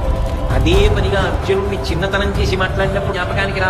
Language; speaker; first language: Telugu; native; Telugu